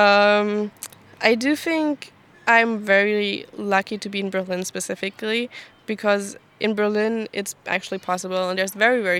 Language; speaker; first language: English; non-native, fluent; German